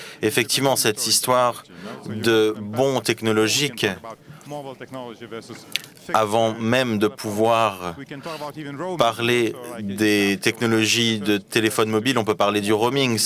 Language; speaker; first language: French; native; French